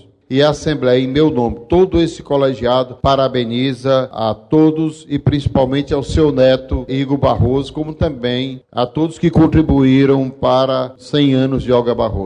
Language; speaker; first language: Portuguese; native; Portuguese